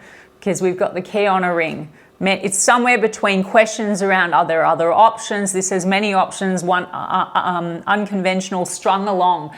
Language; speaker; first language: English; native; English